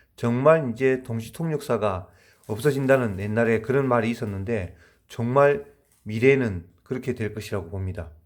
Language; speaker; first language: Korean; native; Korean